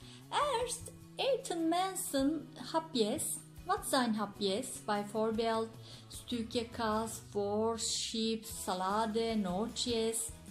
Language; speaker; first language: Dutch; non-native, learner; Turkish